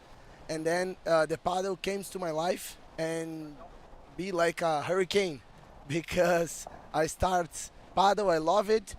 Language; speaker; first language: English; non-native, fluent; Portuguese